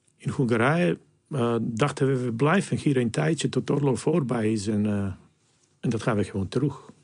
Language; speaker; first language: Dutch; non-native, fluent; Bosnian